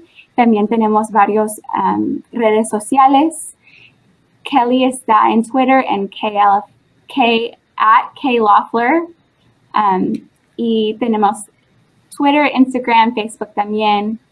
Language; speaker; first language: Spanish; early bilingual, heritage; Spanish